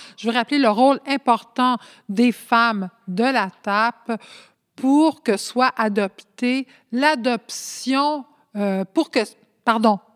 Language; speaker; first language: French; early bilingual, other home language; Spanish